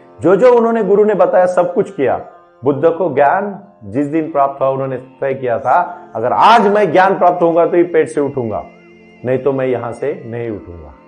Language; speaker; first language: Hindi; non-native, local second language; Marathi